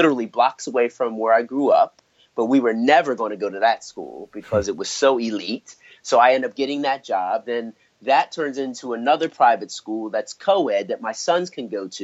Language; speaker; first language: English; native; English